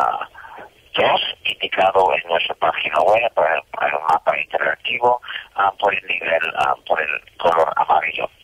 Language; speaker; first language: Spanish; non-native, fluent; English